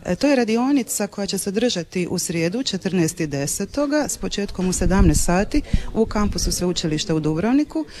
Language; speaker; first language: Croatian; native; Croatian